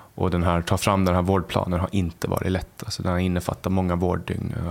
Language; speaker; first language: Swedish; native; Swedish